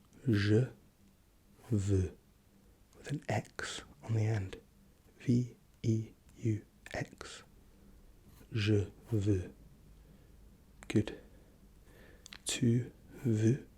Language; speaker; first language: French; non-native, learner; English